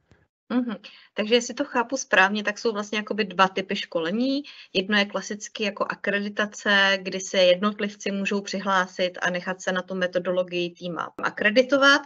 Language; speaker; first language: Czech; native; Czech